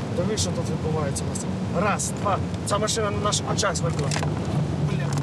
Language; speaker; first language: Ukrainian; native; Ukrainian